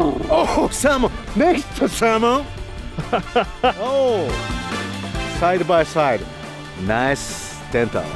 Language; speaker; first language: English; non-native, learner; Japanese